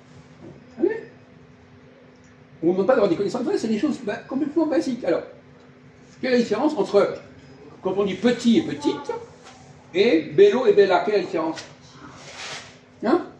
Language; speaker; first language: French; native; French